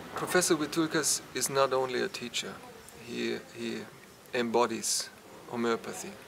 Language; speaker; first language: English; non-native, fluent; German